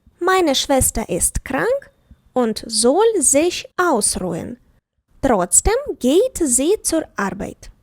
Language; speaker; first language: German; non-native, fluent; Ukrainian